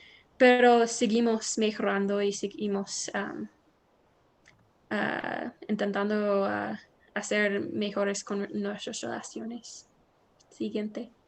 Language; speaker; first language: Spanish; non-native, learner; English